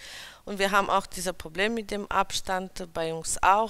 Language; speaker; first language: German; early bilingual, other home language; Romany